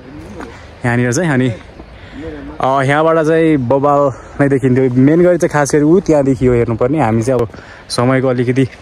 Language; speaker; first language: Nepali; native; Nepali